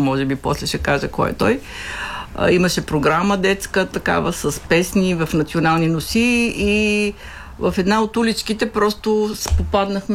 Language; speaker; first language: Bulgarian; native; Bulgarian